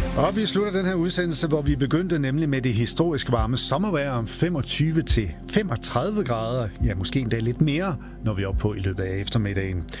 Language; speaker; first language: Danish; native; Danish